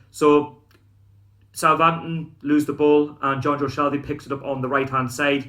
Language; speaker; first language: English; native; English